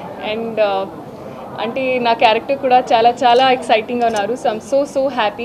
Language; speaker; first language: Telugu; non-native, local second language; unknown